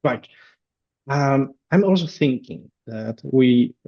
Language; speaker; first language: English; non-native, fluent; Spanish